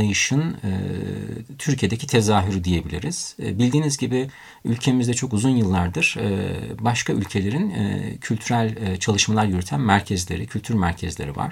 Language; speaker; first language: Turkish; native; Turkish